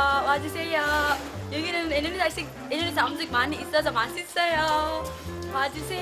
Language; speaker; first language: Korean; non-native, learner; Indonesian